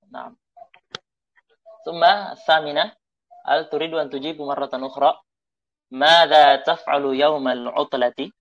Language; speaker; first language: Arabic; non-native, fluent; Indonesian